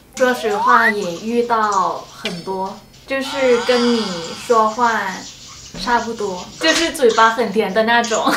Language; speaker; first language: Chinese; non-native, fluent; Thai